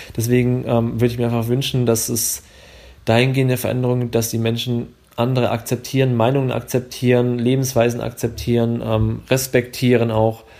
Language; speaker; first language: German; native; German